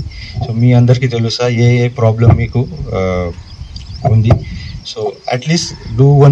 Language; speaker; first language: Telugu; non-native, local second language; Hindi